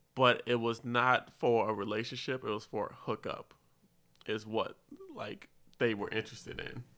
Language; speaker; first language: English; native; English